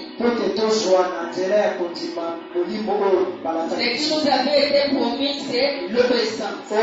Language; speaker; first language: French; non-native, local second language; Lingala